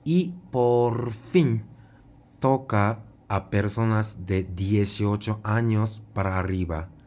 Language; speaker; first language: Spanish; non-native, fluent; Japanese